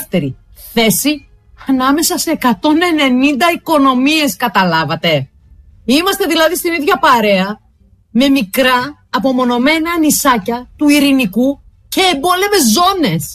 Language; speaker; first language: Greek; native; Greek